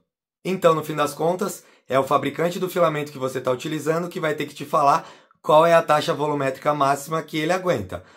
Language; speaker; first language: Portuguese; native; Portuguese